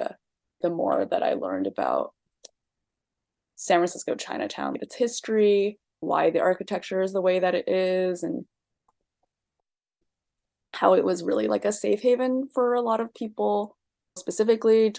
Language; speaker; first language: English; native; English